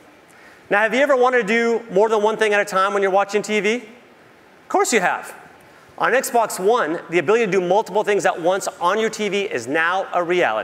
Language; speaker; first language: English; native; English